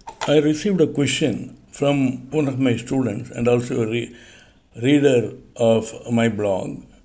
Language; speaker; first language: English; non-native, local second language; Tamil